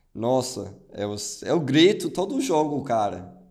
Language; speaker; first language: Portuguese; non-native, fluent; English